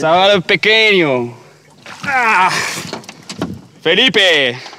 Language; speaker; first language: Spanish; non-native, fluent; French